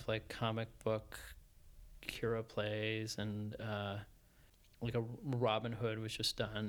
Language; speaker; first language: English; native; English